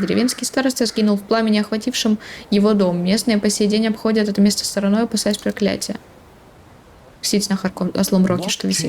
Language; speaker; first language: Russian; native; Russian